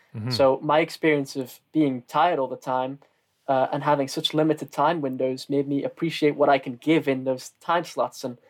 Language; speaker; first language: English; native; English